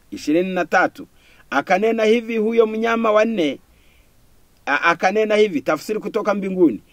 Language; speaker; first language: Swahili; non-native, local second language; Kinyarwanda